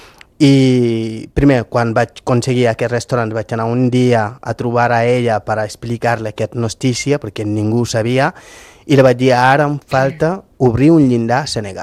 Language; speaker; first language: Catalan; non-native, local second language; Fula